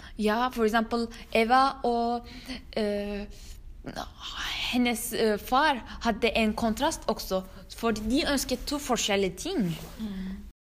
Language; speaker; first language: Norwegian; non-native, learner; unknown